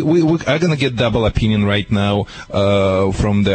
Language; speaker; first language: English; non-native, fluent; Romanian